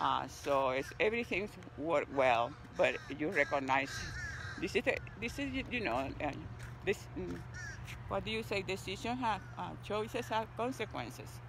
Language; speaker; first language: English; non-native, fluent; Spanish